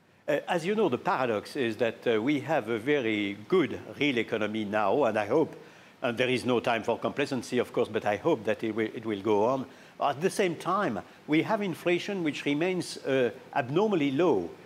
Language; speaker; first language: English; non-native, fluent; French